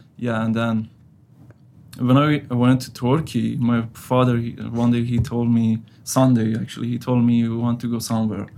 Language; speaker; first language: English; non-native, learner; Persian